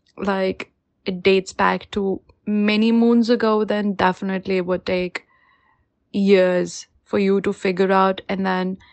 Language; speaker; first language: English; non-native, local second language; Hindi